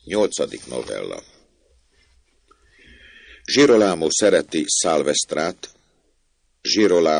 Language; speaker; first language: Hungarian; native; Hungarian